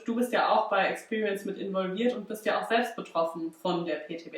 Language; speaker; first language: German; native; German